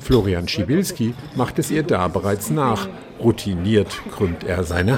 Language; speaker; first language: German; native; German